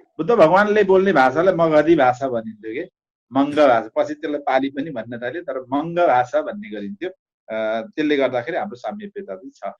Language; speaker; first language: Nepali; non-native, local second language; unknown